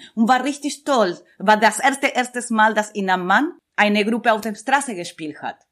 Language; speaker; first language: German; non-native, learner; Spanish